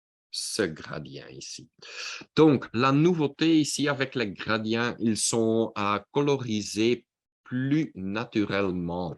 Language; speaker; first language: French; non-native, local second language; Dutch